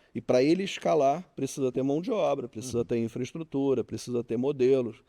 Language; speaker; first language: Portuguese; native; Portuguese